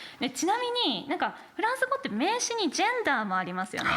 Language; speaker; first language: Japanese; native; Japanese